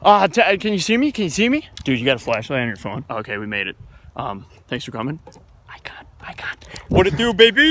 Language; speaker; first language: English; native; English